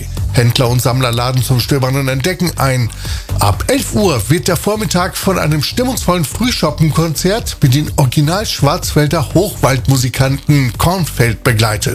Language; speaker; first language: German; native; German